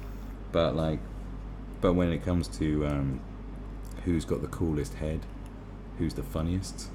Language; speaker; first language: English; native; English